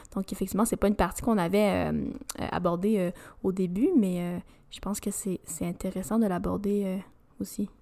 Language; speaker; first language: French; native; French